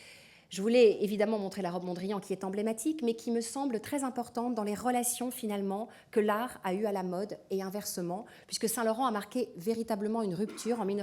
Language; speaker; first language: French; native; French